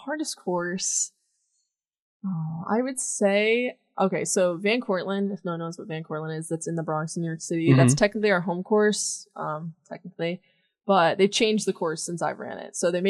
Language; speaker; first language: English; native; English